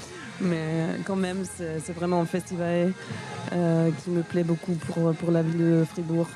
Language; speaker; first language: French; non-native, fluent; German